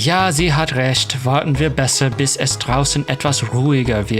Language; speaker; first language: German; non-native, learner; English